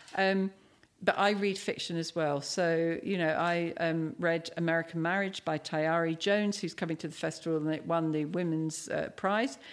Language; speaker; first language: English; native; English